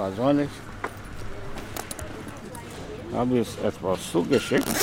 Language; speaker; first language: German; non-native, fluent; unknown